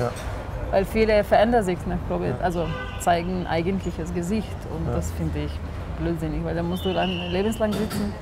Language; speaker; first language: German; non-native, fluent; Serbian